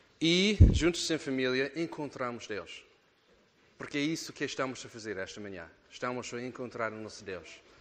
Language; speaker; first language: Portuguese; non-native, fluent; English